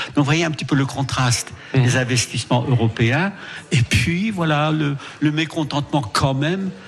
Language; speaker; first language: French; native; French